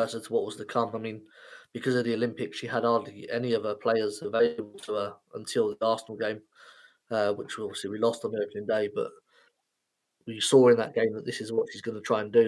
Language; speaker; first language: English; native; English